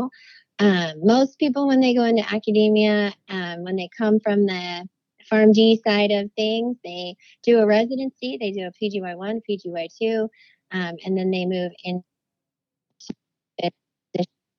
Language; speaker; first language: English; native; English